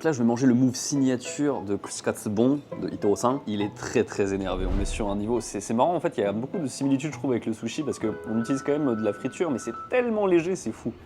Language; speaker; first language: French; native; French